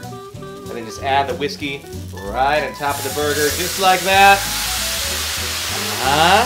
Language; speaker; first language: English; native; English